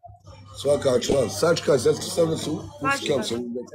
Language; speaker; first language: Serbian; early bilingual, heritage; Bosnian